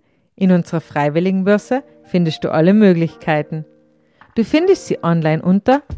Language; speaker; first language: German; native; German